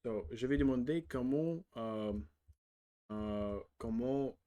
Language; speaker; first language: French; non-native, learner; Russian